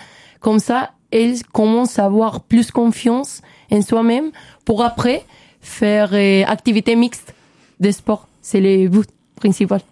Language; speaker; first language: French; non-native, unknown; Spanish